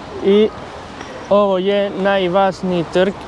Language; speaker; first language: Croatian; non-native, learner; Spanish